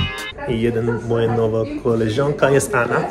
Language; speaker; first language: Polish; non-native, learner; English